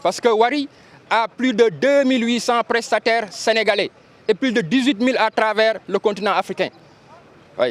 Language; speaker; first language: French; non-native, local second language; Wolof